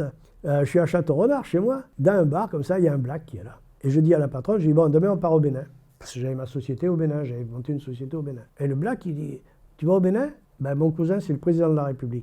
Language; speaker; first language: French; native; French